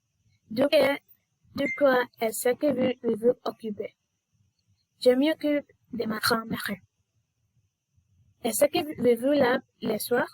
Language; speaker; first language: French; non-native, learner; Spanish